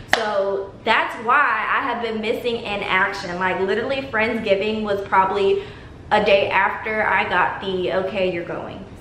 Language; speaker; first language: English; native; English